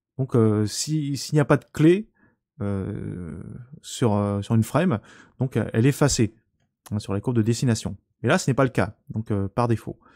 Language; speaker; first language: French; native; French